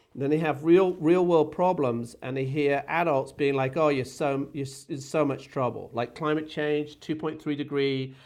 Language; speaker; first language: English; native; English